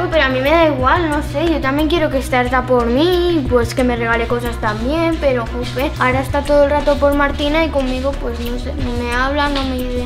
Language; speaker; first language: Spanish; native; Spanish